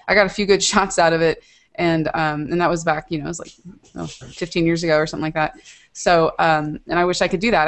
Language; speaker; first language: English; native; English